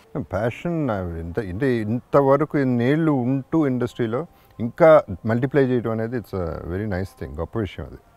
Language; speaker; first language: Telugu; native; Telugu